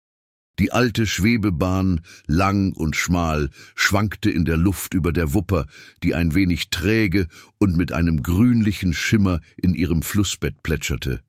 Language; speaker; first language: German; native; German